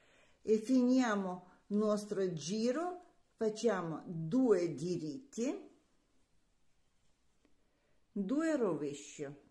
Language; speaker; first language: Italian; non-native, learner; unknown